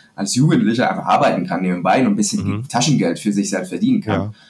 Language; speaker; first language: German; non-native, fluent; Spanish